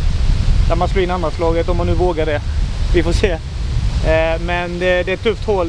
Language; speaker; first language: Swedish; native; Swedish